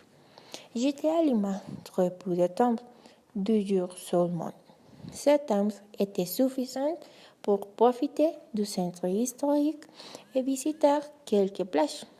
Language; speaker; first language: French; non-native, learner; Spanish